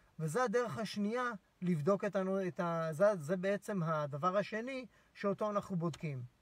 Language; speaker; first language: Hebrew; native; Hebrew